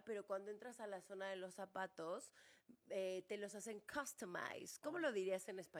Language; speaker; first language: Spanish; native; Spanish